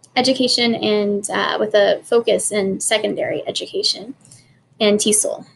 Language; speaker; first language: English; native; English